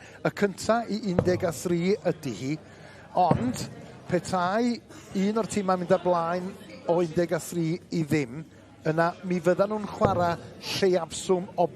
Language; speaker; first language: Welsh; native; Welsh